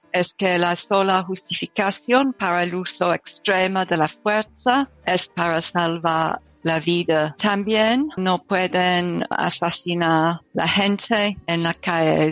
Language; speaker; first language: Spanish; non-native, learner; English